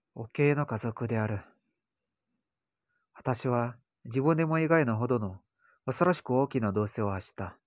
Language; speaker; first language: Japanese; non-native, learner; Indonesian